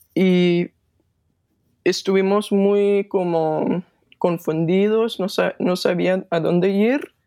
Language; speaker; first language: Spanish; non-native, fluent; Danish